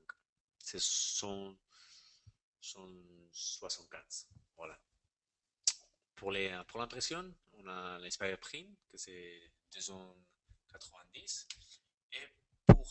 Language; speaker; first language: French; non-native, fluent; Spanish